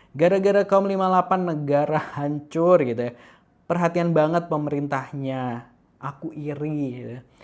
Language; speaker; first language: Indonesian; native; Indonesian